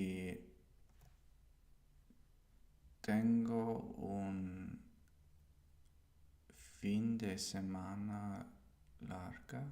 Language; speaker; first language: Spanish; non-native, learner; English